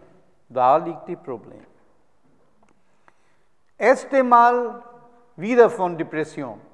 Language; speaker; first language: German; non-native, fluent; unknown